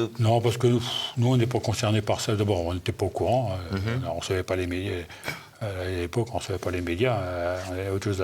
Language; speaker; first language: French; native; French